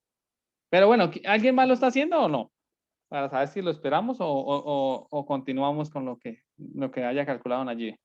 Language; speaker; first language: Spanish; native; Spanish